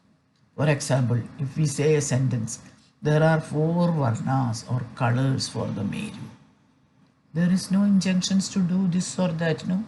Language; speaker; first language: English; non-native, fluent; Malayalam